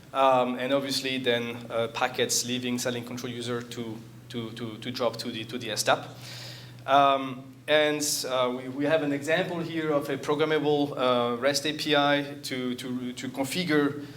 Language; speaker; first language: English; non-native, fluent; French